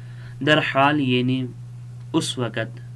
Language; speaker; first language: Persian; non-native, fluent; Urdu